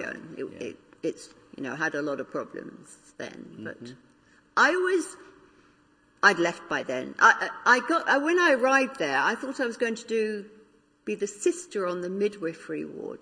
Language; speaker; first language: English; native; English